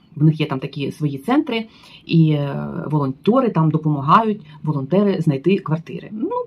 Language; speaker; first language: Ukrainian; native; Ukrainian